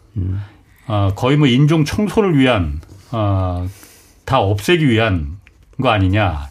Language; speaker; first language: Korean; native; Korean